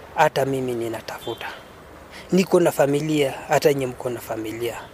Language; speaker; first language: Swahili; non-native, local second language; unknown